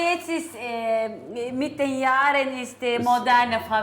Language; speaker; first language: German; non-native, learner; Turkish